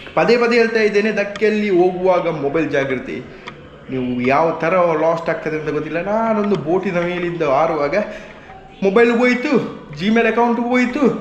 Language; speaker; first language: Kannada; non-native, local second language; Tulu